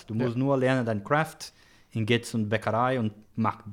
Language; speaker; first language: German; non-native, learner; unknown